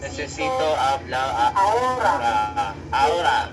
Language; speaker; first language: Spanish; non-native, learner; Filipino